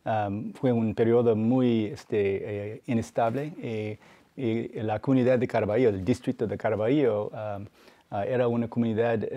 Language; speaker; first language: Spanish; non-native, fluent; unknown